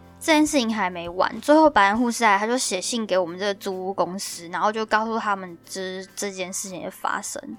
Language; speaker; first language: Chinese; native; Chinese